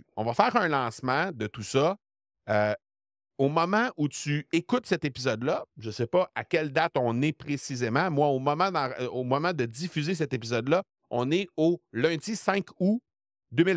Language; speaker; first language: French; native; French